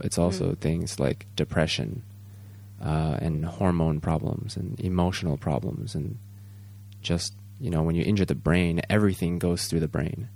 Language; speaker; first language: English; native; English